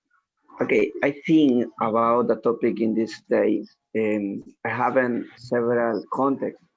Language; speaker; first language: English; non-native, learner; Spanish